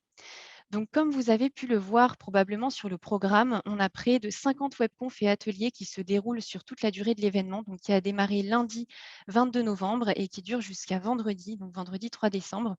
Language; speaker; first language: French; native; French